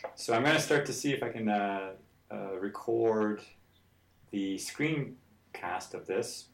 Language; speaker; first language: English; native; English